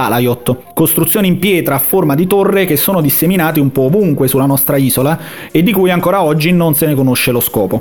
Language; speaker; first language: Italian; native; Italian